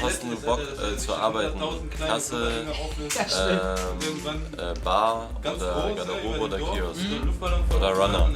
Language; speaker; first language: German; native; German